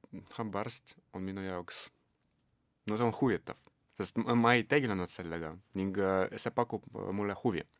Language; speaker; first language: Estonian; non-native, local second language; Russian